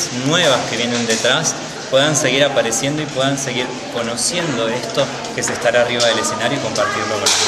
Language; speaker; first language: Spanish; native; Spanish